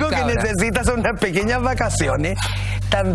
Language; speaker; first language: Spanish; native; Spanish